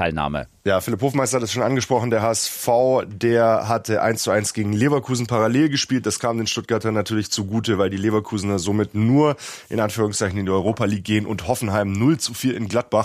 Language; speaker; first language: German; native; German